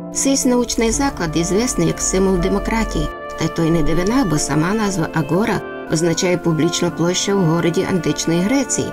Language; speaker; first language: Ukrainian; native; Ukrainian